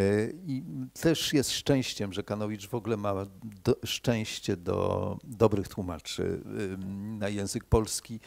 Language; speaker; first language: Polish; native; Polish